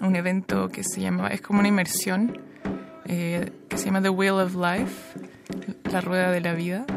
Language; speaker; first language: Spanish; native; Spanish